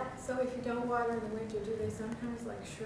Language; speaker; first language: English; native; English